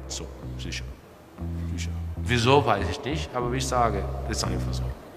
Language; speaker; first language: German; early bilingual, heritage; Portuguese